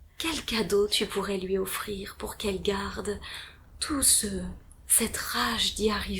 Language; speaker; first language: French; native; French